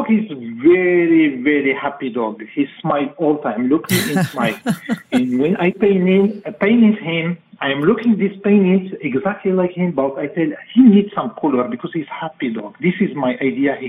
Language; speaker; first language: English; non-native, learner; French